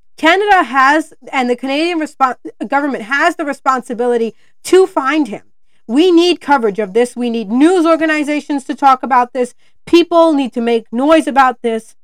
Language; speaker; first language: English; native; English